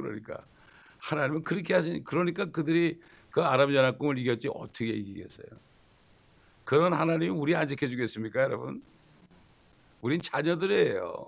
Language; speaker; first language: Korean; native; Korean